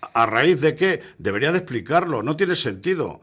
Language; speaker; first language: Spanish; native; Spanish